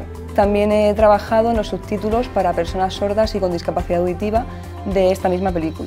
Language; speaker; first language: Spanish; native; Spanish